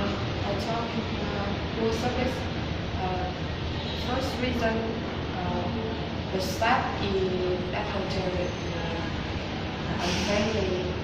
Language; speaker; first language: English; non-native, learner; Vietnamese